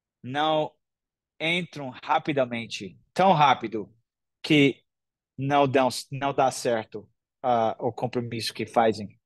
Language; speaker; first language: Portuguese; non-native, fluent; English